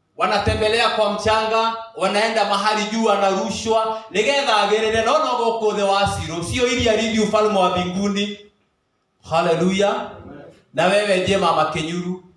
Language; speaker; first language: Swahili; non-native, local second language; Kikuyu